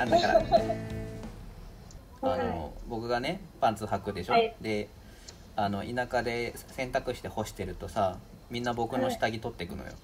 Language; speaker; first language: Japanese; native; Japanese